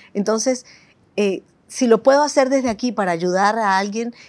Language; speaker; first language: Spanish; native; Spanish